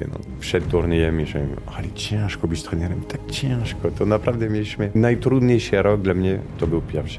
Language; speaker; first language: Polish; non-native, fluent; Italian